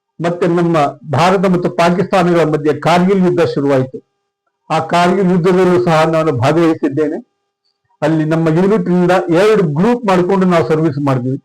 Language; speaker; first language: Kannada; native; Kannada